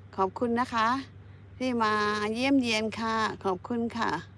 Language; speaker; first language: Thai; native; Thai